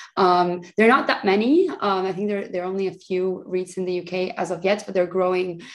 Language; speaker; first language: English; early bilingual, other home language; Spanish